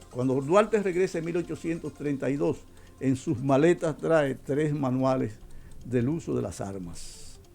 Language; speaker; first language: Spanish; native; Spanish